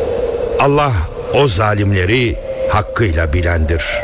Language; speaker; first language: Turkish; native; Turkish